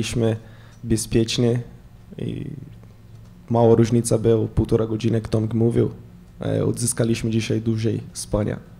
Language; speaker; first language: Polish; non-native, fluent; Portuguese